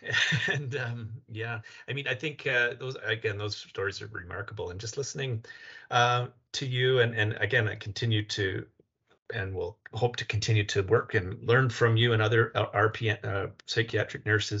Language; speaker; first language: English; native; English